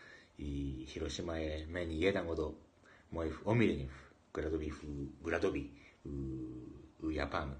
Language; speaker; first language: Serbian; non-native, learner; Japanese